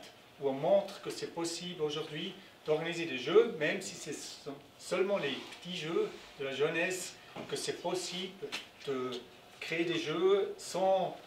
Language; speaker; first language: French; non-native, local second language; German